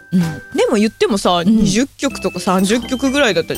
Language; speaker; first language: Japanese; native; Japanese